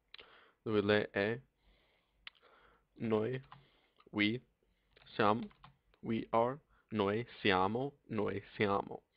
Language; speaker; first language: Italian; non-native, learner; English